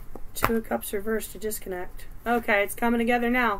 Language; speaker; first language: English; native; English